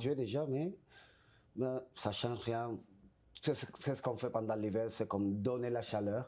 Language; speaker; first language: French; non-native, fluent; Spanish